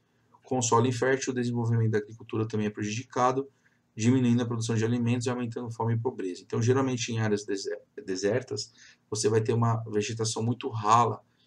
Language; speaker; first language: Portuguese; native; Portuguese